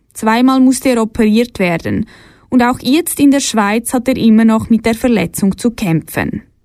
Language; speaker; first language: German; native; German